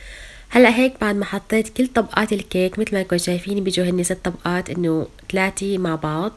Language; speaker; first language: Arabic; native; Arabic